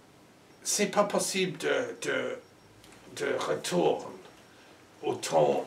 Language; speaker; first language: French; non-native, learner; English